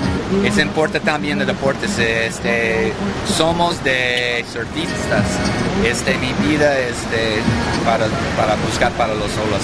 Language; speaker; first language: Spanish; non-native, learner; English